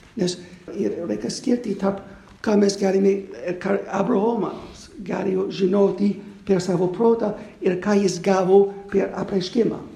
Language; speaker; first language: Lithuanian; non-native, fluent; English